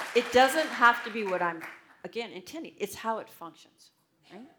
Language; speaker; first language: English; native; English